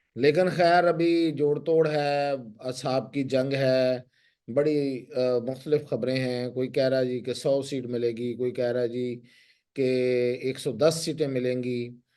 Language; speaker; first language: Urdu; non-native, local second language; Punjabi